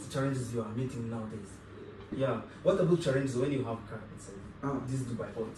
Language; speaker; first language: English; non-native, local second language; Kinyarwanda